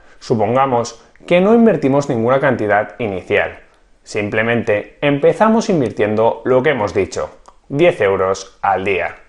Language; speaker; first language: Spanish; native; Spanish